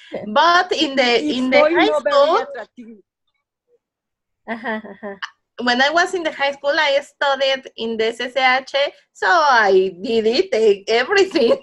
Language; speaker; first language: English; non-native, learner; Spanish